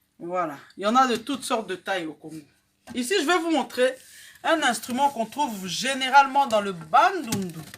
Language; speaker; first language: French; non-native, local second language; Lingala